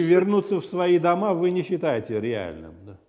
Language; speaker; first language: Russian; non-native, fluent; Armenian